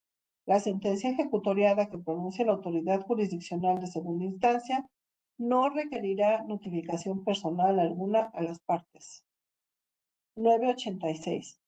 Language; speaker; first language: Spanish; native; Spanish